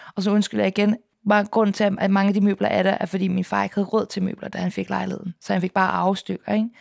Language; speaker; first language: Danish; native; Danish